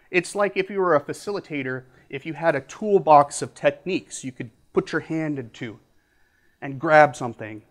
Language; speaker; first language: English; native; English